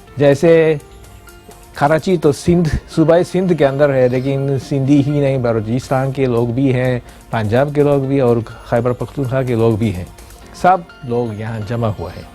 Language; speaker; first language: Urdu; non-native, fluent; Japanese